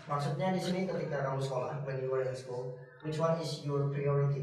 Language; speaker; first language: English; non-native, fluent; Indonesian